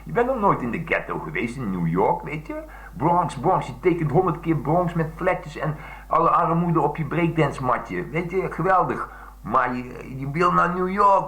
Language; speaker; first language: Dutch; native; Dutch